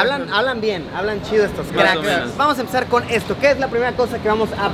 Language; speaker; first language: Spanish; native; Spanish